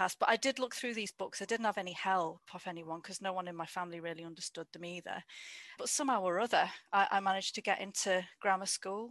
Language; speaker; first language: English; native; English